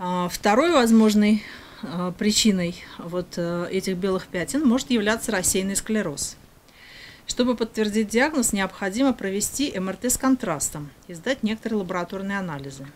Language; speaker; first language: Russian; native; Russian